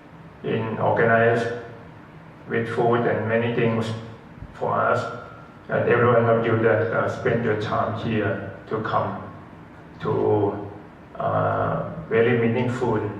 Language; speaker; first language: English; non-native, learner; Thai